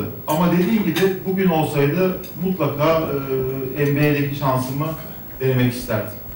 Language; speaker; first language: Turkish; native; Turkish